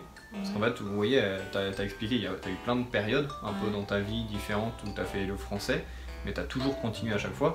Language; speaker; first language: French; native; French